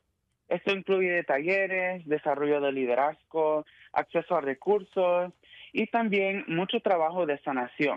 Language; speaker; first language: Spanish; early bilingual, heritage; Spanish